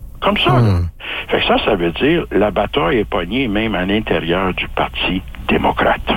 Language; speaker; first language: French; native; French